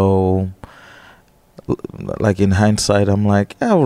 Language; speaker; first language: English; non-native, local second language; Nyanja